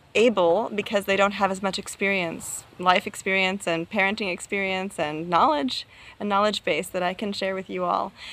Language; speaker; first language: English; native; English